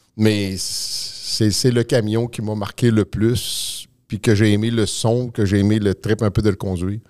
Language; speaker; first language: French; native; French